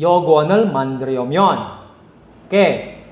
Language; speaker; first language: Korean; non-native, fluent; Indonesian